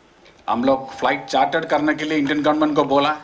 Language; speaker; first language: Hindi; non-native, local second language; Malayalam